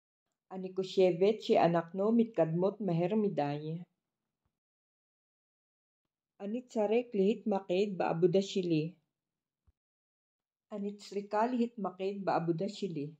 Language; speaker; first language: Hebrew; non-native, fluent; Filipino